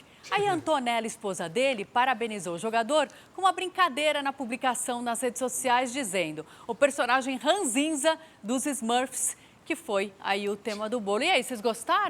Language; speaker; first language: Portuguese; native; Portuguese